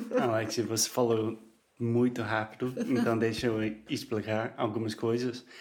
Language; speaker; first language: Portuguese; non-native, fluent; English